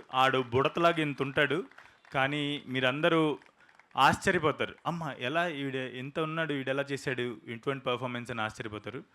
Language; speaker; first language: Telugu; native; Telugu